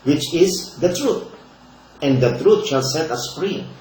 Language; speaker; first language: English; non-native, local second language; Filipino